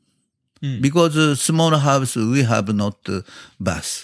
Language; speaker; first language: English; non-native, learner; Japanese